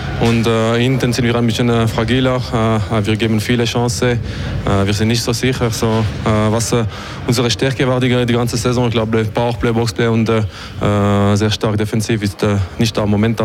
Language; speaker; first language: German; non-native, local second language; French